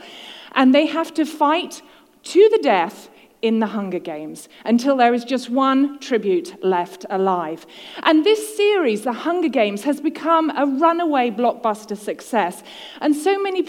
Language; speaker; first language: English; native; English